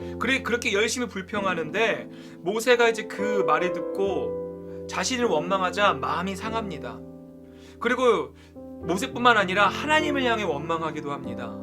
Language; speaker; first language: Korean; native; Korean